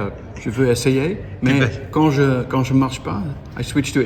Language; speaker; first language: French; non-native, learner; Dutch